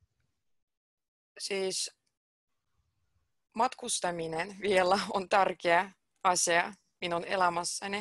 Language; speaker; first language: Finnish; non-native, fluent; Russian